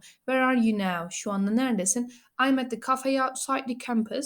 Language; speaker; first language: English; non-native, fluent; Turkish